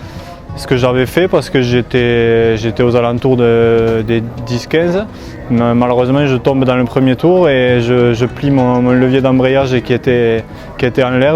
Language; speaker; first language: French; native; French